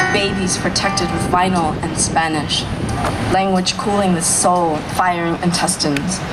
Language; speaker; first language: English; early bilingual, other home language; Vietnamese